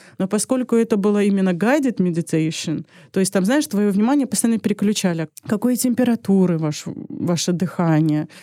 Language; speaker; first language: Russian; early bilingual, other home language; Armenian